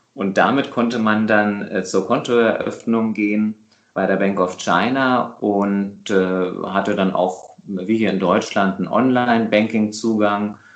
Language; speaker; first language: German; native; German